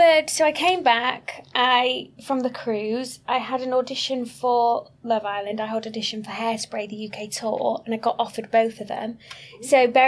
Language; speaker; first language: English; native; English